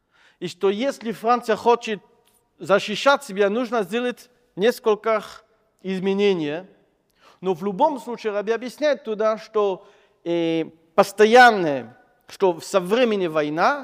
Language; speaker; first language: Russian; non-native, fluent; French